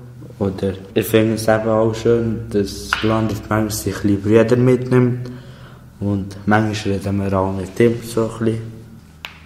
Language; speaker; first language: German; early bilingual, other home language; Albanian